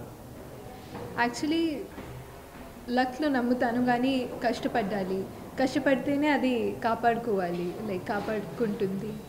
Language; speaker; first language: Telugu; non-native, local second language; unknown